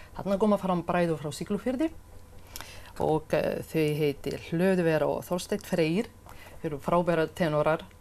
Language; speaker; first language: Icelandic; non-native, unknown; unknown